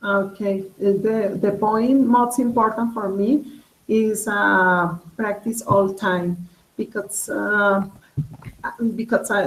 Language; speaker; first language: English; non-native, learner; Spanish